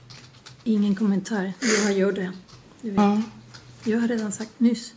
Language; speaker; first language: Swedish; non-native, fluent; Spanish